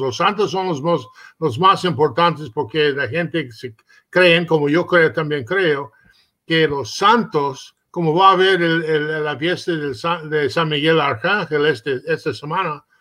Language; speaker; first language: Spanish; early bilingual, heritage; Spanish